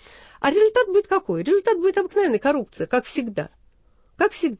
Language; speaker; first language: Russian; native; Russian